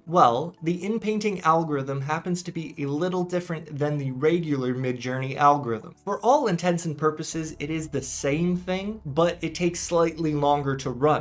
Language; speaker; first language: English; native; English